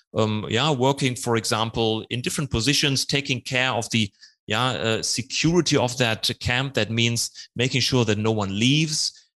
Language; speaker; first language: English; non-native, fluent; German